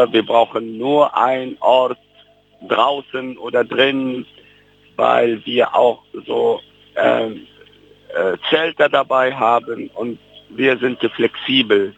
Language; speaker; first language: German; non-native, fluent; Arabic